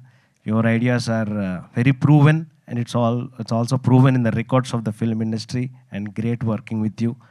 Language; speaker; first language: Telugu; native; Telugu